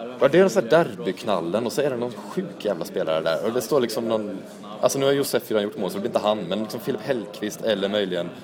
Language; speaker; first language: Swedish; native; Swedish